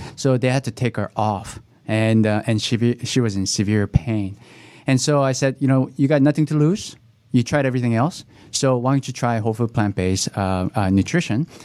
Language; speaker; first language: English; early bilingual, other home language; Korean